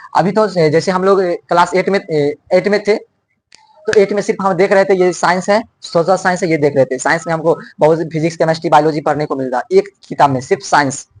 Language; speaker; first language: Hindi; native; Hindi